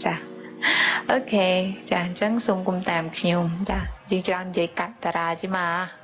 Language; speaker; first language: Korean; non-native, fluent; Khmer